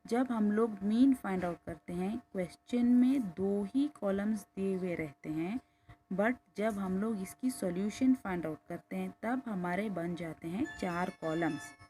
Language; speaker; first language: Hindi; non-native, local second language; Kannada